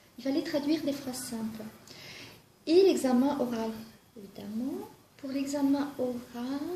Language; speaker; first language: French; non-native, fluent; Georgian